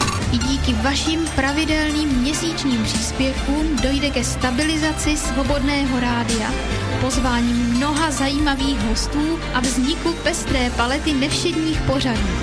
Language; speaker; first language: Czech; native; Czech